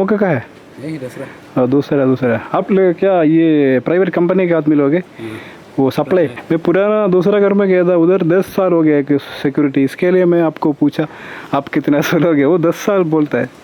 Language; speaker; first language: Hindi; non-native, local second language; Malayalam